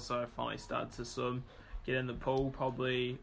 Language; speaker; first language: English; native; English